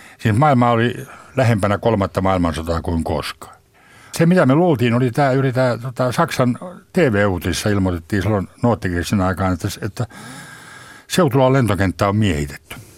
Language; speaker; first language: Finnish; native; Finnish